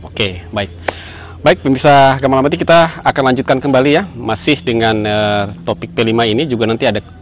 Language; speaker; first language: Indonesian; native; Indonesian